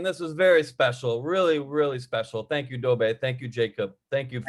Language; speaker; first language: English; native; English